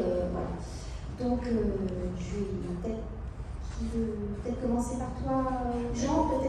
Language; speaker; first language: French; native; French